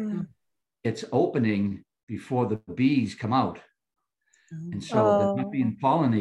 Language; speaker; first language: English; native; English